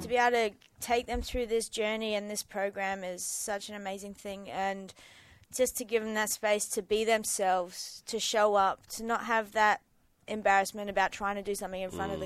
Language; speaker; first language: English; native; English